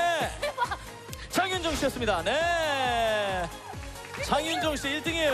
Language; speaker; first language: Korean; native; Korean